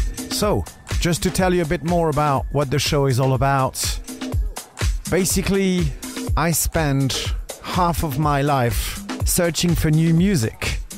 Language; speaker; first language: English; non-native, fluent; French